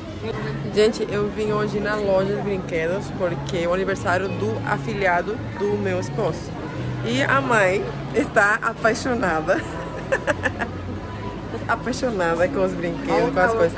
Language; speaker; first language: Portuguese; non-native, fluent; Spanish